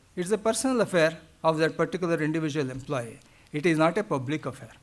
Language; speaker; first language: English; non-native, local second language; Kannada